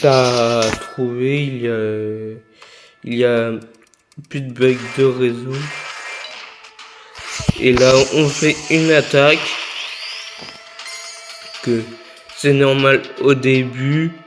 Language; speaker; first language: French; native; French